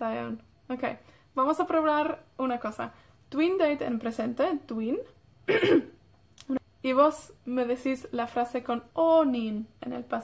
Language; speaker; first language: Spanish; non-native, fluent; Welsh